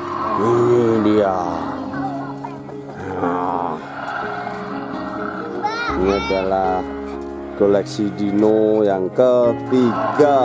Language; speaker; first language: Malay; non-native, local second language; Javanese